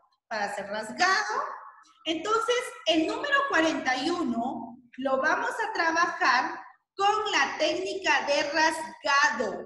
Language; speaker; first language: Spanish; native; Spanish